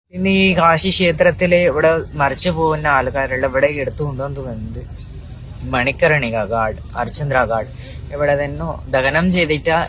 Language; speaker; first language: Malayalam; non-native, local second language; Tamil